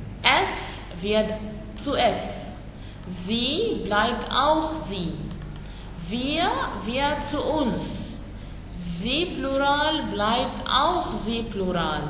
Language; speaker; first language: German; non-native, fluent; Arabic